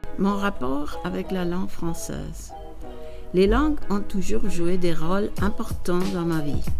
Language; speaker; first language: French; non-native, fluent; Spanish